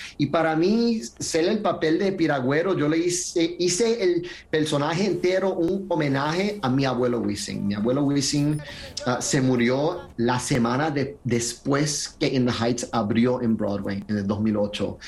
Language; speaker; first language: Spanish; early bilingual, heritage; Spanish